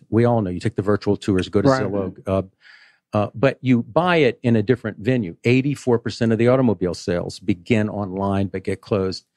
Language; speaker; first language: English; native; English